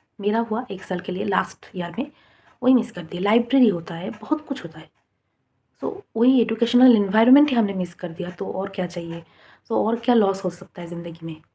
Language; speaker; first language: Hindi; non-native, local second language; Bangla